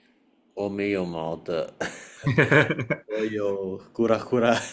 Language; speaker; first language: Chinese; non-native, learner; Indonesian